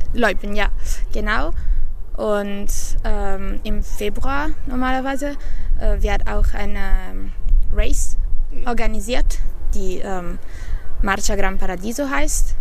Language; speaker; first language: German; non-native, learner; Italian